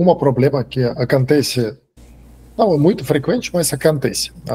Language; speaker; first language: Portuguese; non-native, fluent; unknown